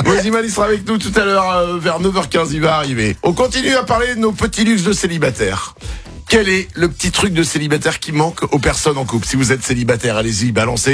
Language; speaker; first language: French; native; French